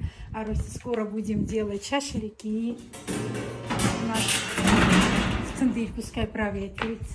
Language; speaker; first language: Russian; non-native, local second language; Armenian